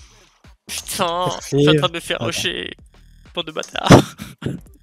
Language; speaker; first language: French; native; French